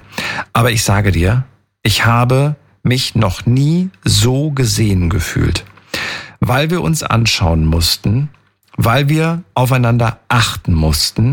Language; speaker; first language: German; native; German